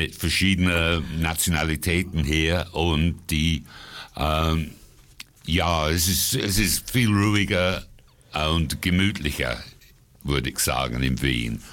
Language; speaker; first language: German; non-native, fluent; English